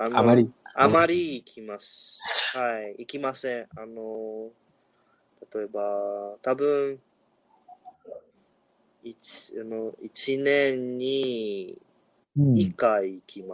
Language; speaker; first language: Japanese; non-native, learner; Spanish